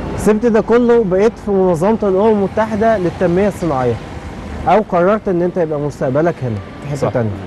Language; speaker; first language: Arabic; native; Arabic